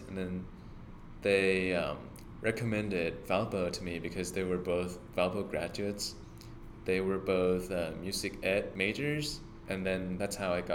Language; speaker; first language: English; non-native, fluent; Thai